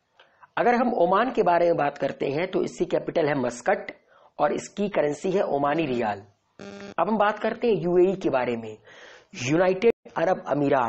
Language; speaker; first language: Hindi; native; Hindi